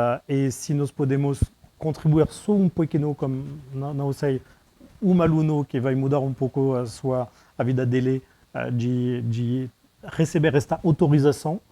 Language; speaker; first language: Portuguese; non-native, fluent; French